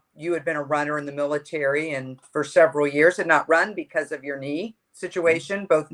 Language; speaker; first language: English; native; English